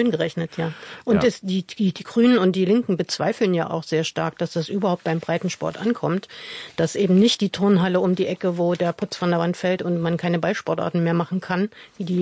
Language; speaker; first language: German; native; German